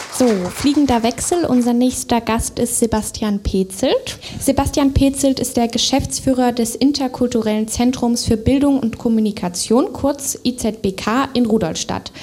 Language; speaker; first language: German; native; German